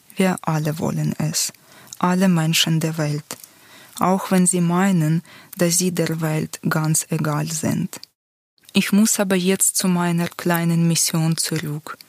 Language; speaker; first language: German; non-native, fluent; Ukrainian